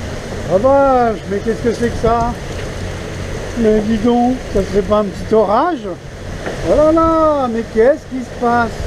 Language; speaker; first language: French; native; French